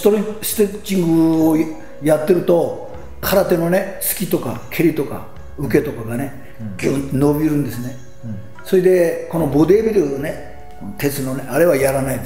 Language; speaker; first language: Japanese; native; Japanese